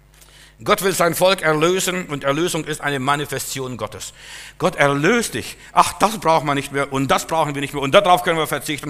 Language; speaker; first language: German; native; German